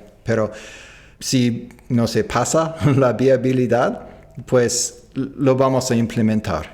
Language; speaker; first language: Spanish; non-native, fluent; English